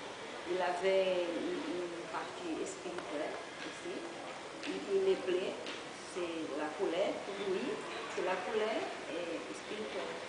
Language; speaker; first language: French; non-native, learner; Portuguese